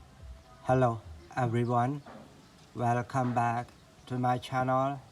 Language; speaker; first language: English; non-native, learner; Indonesian